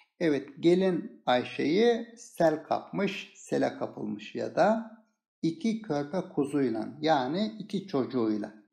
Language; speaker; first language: Turkish; native; Turkish